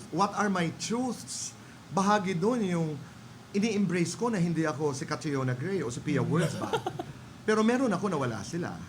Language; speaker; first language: Filipino; non-native, local second language; Waray